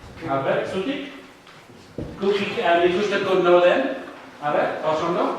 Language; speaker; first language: Basque; non-native, learner; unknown